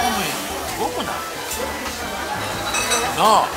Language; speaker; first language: Japanese; native; Japanese